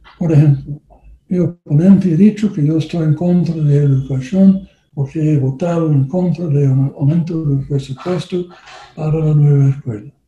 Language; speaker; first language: Spanish; non-native, learner; English